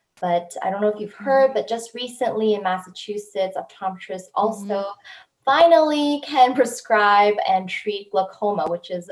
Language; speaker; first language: English; native; English